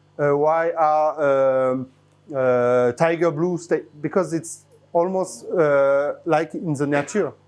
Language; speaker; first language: English; non-native, fluent; French